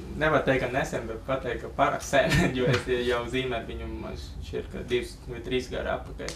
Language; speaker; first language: Latvian; non-native, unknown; Vietnamese